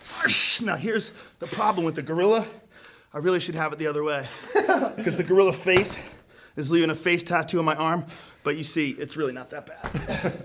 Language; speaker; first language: English; native; English